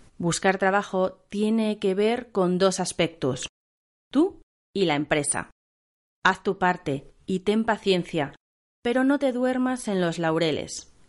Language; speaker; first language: Spanish; native; Spanish